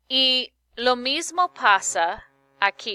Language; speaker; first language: Spanish; non-native, fluent; English